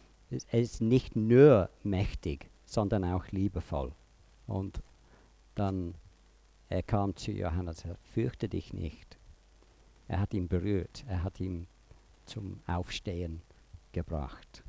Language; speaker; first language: German; non-native, fluent; English